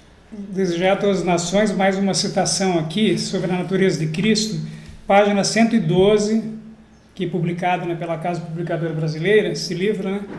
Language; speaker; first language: Portuguese; native; Portuguese